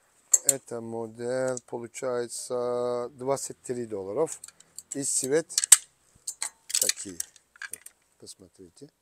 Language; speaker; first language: Russian; non-native, learner; Turkish